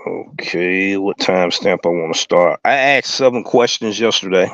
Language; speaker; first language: English; native; English